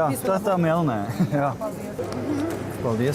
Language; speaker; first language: Latvian; non-native, learner; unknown